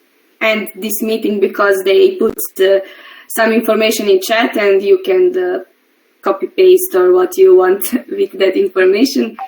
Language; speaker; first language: English; non-native, learner; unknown